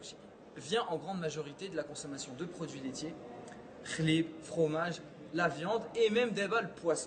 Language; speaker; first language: French; early bilingual, heritage; French